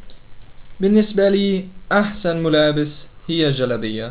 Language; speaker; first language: Arabic; non-native, learner; English